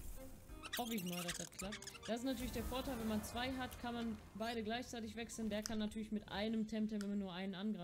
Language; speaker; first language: German; native; German